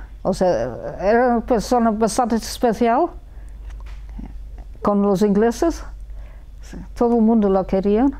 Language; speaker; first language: Spanish; early bilingual, heritage; Spanish